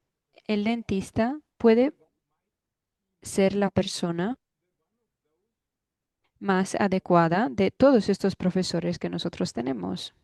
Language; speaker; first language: Spanish; non-native, fluent; German